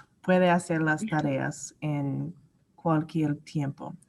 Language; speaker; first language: Spanish; non-native, learner; English